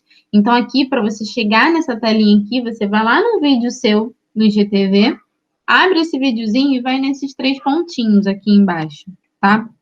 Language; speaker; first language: Portuguese; native; Portuguese